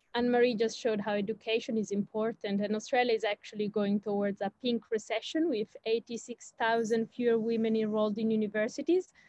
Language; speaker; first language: English; non-native, fluent; Italian